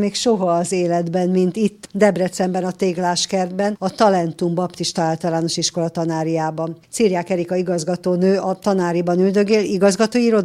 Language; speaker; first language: Hungarian; native; Hungarian